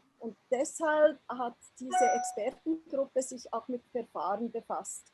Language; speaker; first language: German; native; German